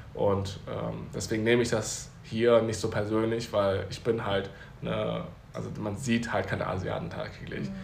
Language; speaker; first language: German; early bilingual, other home language; Chinese